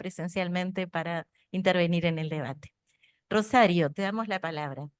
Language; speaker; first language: Spanish; native; Spanish